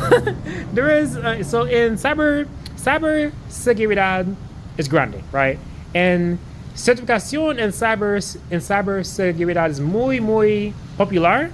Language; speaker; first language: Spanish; non-native, learner; English